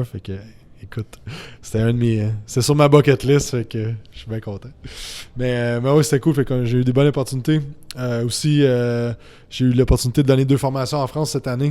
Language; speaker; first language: French; native; French